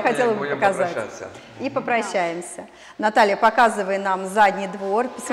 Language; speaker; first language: Russian; native; Russian